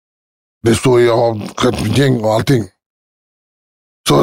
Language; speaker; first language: Swedish; early bilingual, other home language; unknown